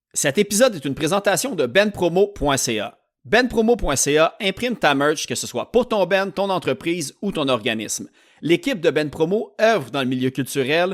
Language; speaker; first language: French; native; French